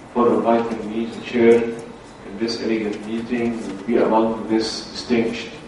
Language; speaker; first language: English; non-native, fluent; Arabic